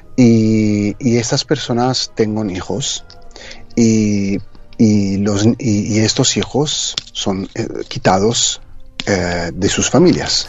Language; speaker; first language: Spanish; non-native, fluent; Italian